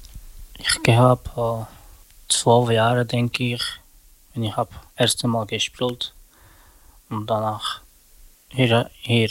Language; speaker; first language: German; non-native, learner; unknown